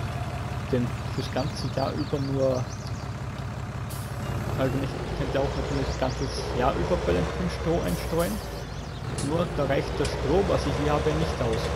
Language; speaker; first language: German; native; German